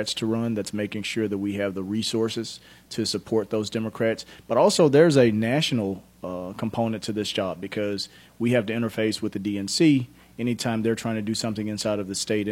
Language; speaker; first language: English; native; English